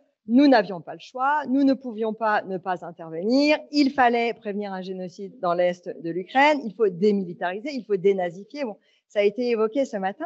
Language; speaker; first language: French; native; French